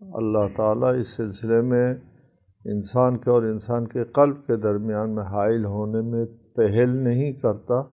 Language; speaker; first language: Urdu; non-native, local second language; Balti